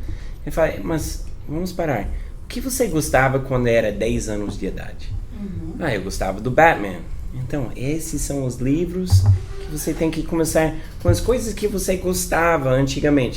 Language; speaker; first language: Portuguese; non-native, fluent; English